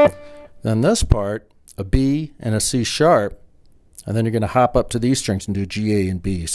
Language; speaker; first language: English; native; English